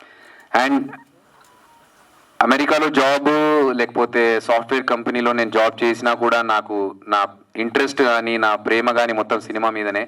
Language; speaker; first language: Telugu; native; Telugu